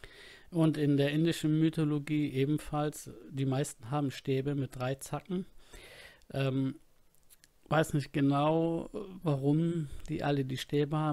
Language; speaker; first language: German; native; German